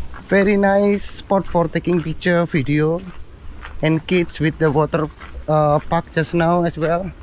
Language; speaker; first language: English; non-native, learner; Indonesian